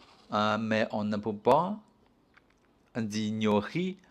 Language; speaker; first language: French; non-native, learner; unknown